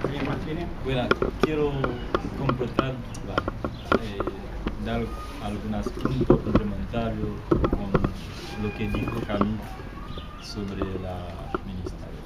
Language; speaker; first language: Spanish; non-native, learner; Haitian Creole